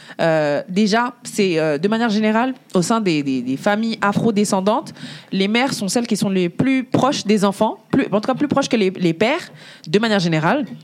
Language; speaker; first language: French; early bilingual, other home language; Bambara